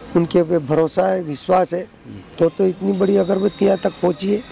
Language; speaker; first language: Hindi; non-native, local second language; Gujarati